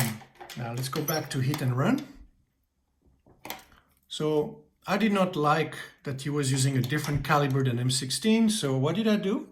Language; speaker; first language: English; native; English